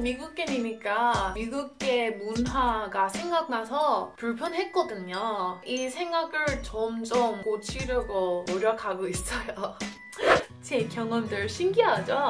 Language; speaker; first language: Korean; non-native, fluent; English